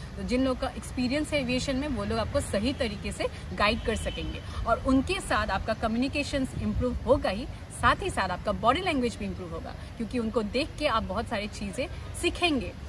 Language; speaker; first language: Hindi; non-native, local second language; Assamese